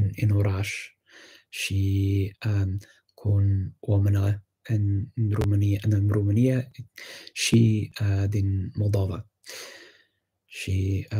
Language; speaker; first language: Romanian; non-native, learner; English